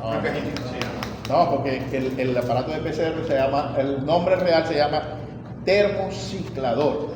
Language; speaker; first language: Spanish; native; Spanish